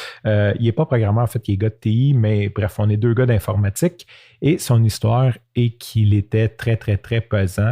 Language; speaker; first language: French; native; French